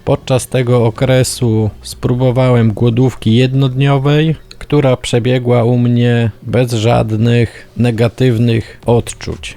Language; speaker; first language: Polish; native; Polish